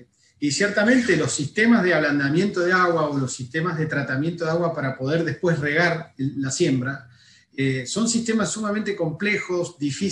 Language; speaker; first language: Spanish; native; Spanish